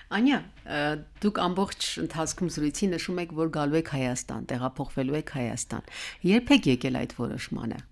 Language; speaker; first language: Armenian; native; Armenian